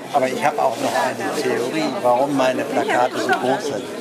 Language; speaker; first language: German; native; German